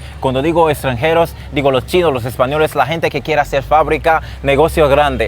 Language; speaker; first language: Spanish; non-native, fluent; Haitian Creole